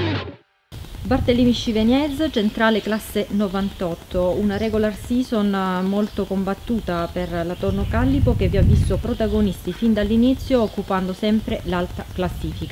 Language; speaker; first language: Italian; native; Italian